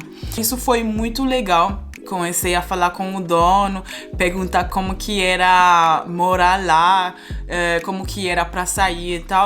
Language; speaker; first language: Portuguese; non-native, fluent; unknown